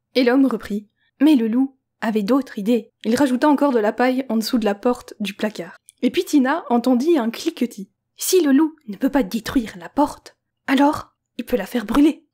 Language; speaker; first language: French; native; French